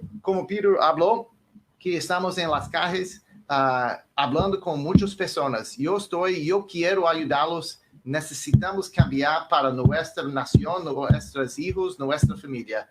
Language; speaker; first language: Spanish; non-native, learner; English